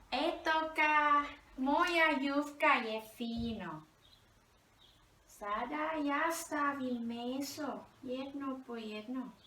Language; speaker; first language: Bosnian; early bilingual, heritage; Bosnian